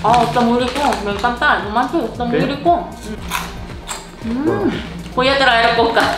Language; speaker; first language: Spanish; non-native, learner; Korean